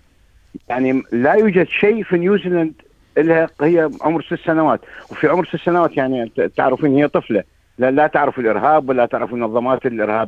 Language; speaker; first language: Arabic; native; Arabic